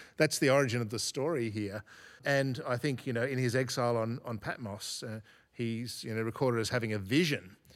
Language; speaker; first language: English; native; English